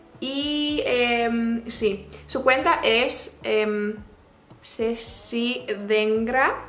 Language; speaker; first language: Spanish; non-native, learner; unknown